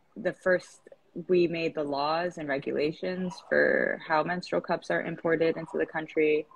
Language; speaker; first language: English; non-native, fluent; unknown